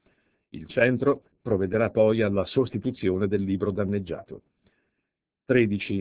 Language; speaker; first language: Italian; native; Italian